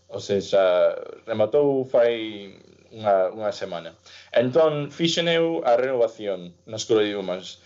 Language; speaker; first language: Galician; non-native, fluent; English